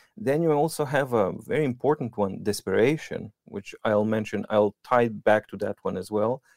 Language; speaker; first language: English; non-native, fluent; Serbian